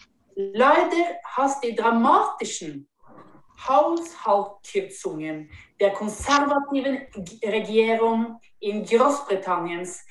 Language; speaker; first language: German; non-native, fluent; Norwegian